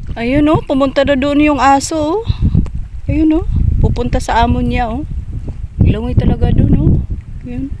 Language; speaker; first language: Filipino; non-native, local second language; Waray